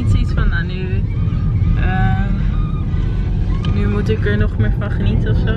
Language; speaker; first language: Dutch; native; Dutch